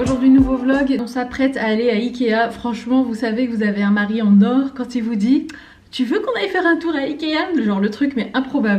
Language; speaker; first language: French; native; French